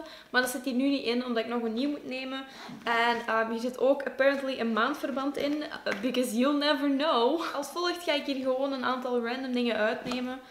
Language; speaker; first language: Dutch; native; Dutch